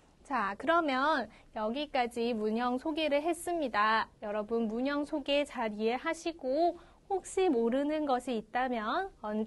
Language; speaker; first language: Korean; non-native, fluent; Chinese